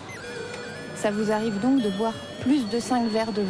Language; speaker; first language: French; early bilingual, other home language; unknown